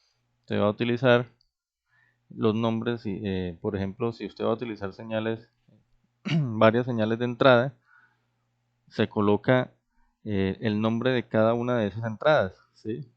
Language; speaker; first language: Spanish; native; Spanish